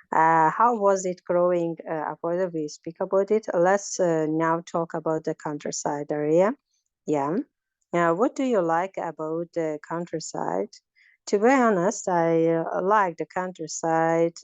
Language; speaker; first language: English; non-native, learner; Azerbaijani